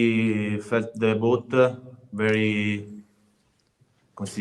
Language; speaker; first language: English; non-native, learner; Italian